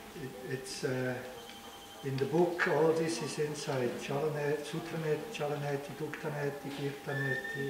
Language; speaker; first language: English; non-native, learner; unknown